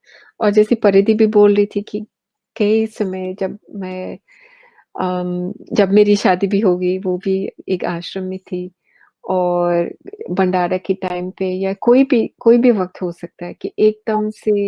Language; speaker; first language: Hindi; early bilingual, heritage; English